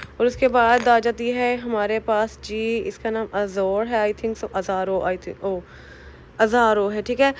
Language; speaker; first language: Urdu; native; Urdu